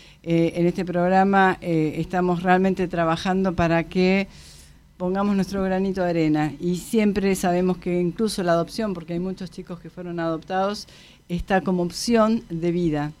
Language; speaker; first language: Spanish; native; Spanish